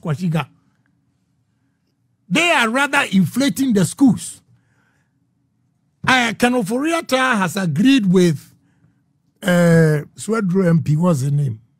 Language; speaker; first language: English; non-native, local second language; Akan